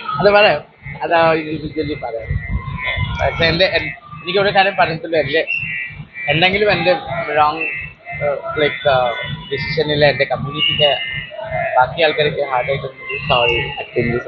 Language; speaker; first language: Malayalam; non-native, learner; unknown